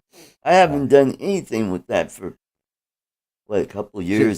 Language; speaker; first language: English; native; English